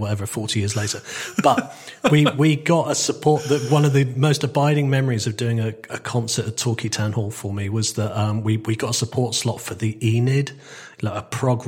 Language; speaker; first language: English; native; English